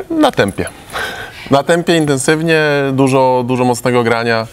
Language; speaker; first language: Polish; native; Polish